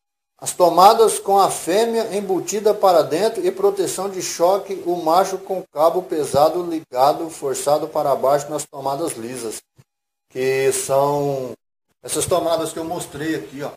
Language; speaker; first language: Portuguese; native; Portuguese